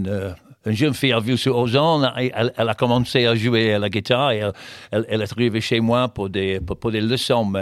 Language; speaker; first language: French; non-native, fluent; English